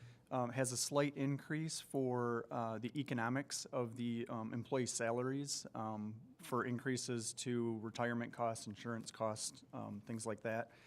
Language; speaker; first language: English; native; English